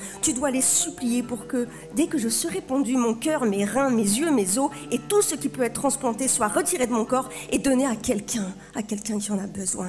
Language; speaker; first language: French; native; French